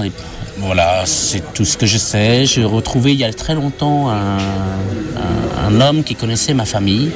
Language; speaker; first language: French; non-native, fluent; Khmer